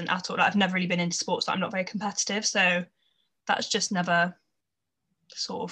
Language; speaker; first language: English; native; English